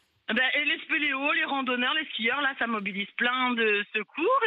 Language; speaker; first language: French; native; French